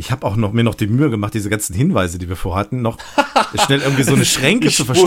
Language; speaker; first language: German; native; German